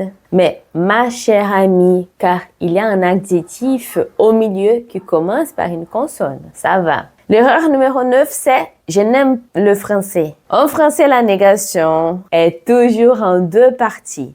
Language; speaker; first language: French; non-native, fluent; Portuguese